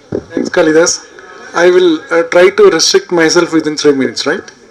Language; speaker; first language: English; non-native, local second language; Tamil